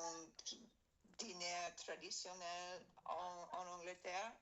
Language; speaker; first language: French; non-native, learner; English